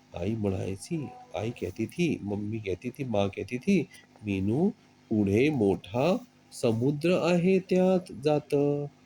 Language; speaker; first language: Hindi; native; Hindi